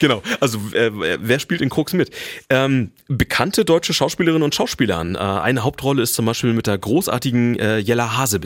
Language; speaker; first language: German; native; German